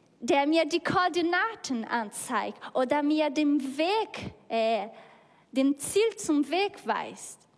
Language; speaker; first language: German; non-native, learner; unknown